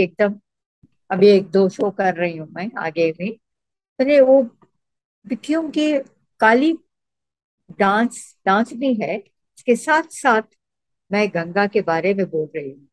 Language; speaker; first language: Hindi; non-native, local second language; Tamil